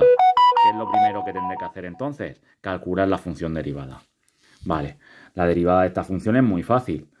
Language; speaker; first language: Spanish; native; Spanish